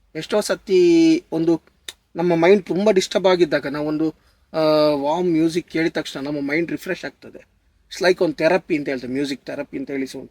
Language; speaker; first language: Kannada; native; Kannada